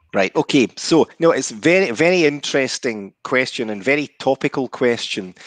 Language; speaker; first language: English; native; English